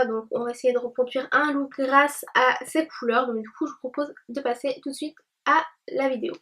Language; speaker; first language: French; native; French